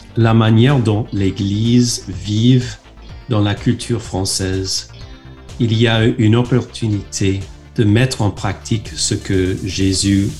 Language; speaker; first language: French; non-native, fluent; English